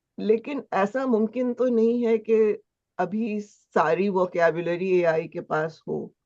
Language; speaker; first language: Hindi; native; Hindi